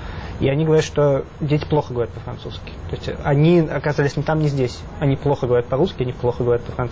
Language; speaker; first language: Russian; native; Russian